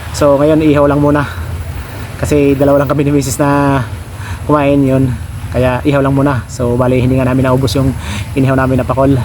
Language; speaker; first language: Filipino; native; Filipino